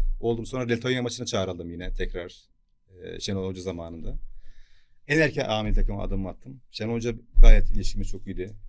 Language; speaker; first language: Turkish; native; Turkish